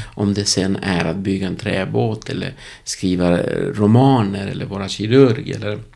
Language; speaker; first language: Swedish; early bilingual, other home language; Spanish